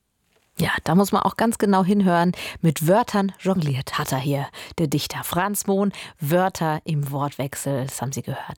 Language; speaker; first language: German; native; German